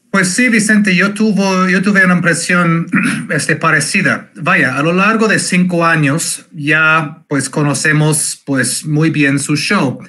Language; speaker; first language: Spanish; non-native, fluent; English